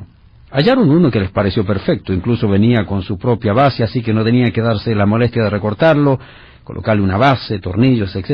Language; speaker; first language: Spanish; native; Spanish